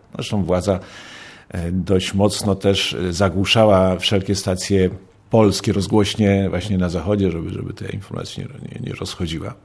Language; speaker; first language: Polish; native; Polish